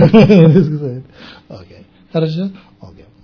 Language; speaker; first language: Russian; non-native, learner; Tibetan